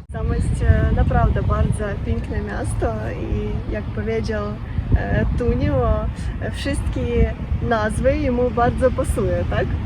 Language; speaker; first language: Polish; non-native, learner; Ukrainian